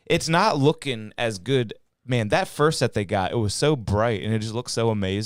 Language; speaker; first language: English; native; English